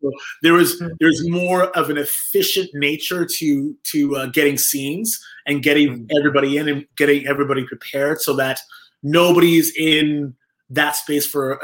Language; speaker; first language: English; native; English